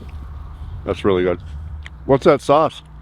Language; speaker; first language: English; native; English